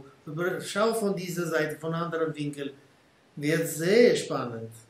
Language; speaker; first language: German; non-native, fluent; Armenian